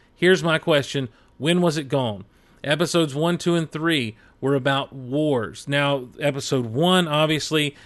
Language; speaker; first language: English; native; English